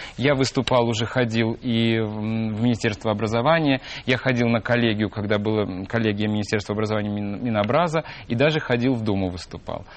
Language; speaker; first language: Russian; native; Russian